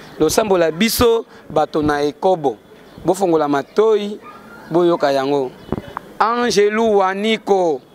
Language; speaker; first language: Lingala; native; Lingala